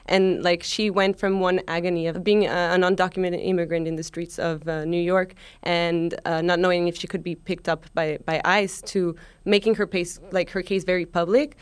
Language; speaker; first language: English; non-native, fluent; Spanish